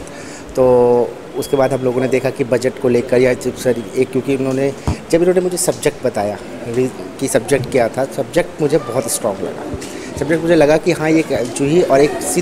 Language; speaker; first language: Hindi; native; Hindi